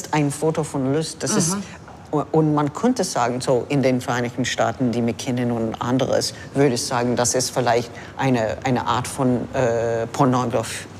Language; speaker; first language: German; non-native, fluent; English